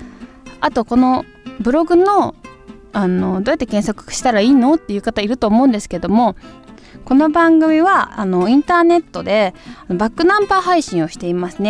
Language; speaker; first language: Japanese; native; Japanese